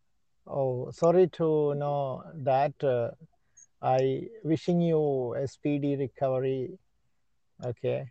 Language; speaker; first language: English; non-native, learner; Malayalam